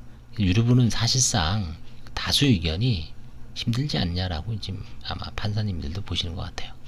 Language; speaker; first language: Korean; native; Korean